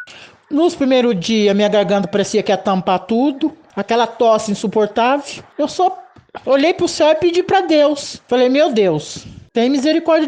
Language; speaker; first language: Portuguese; native; Portuguese